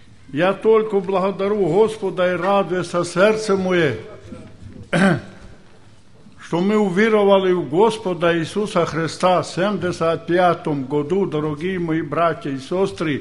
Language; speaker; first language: Ukrainian; non-native, local second language; Romany